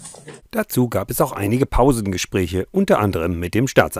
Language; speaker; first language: German; native; German